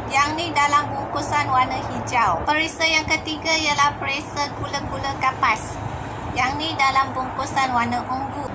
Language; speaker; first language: Malay; non-native, local second language; Chinese